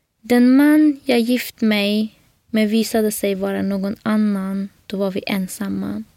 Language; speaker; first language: Swedish; non-native, fluent; Persian